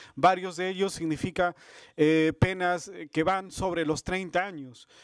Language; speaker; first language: Spanish; native; Spanish